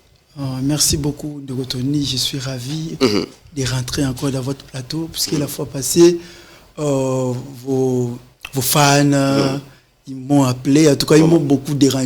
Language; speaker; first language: French; non-native, local second language; Lingala